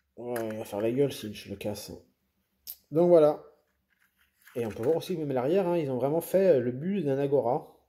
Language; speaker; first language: French; native; French